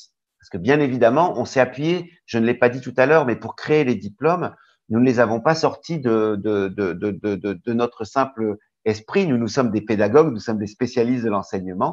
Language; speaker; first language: French; native; French